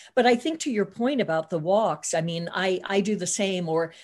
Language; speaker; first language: English; native; English